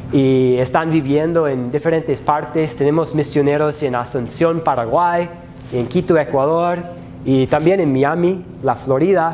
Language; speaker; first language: Spanish; non-native, fluent; English